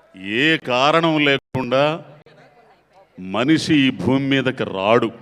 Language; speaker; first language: Telugu; native; Telugu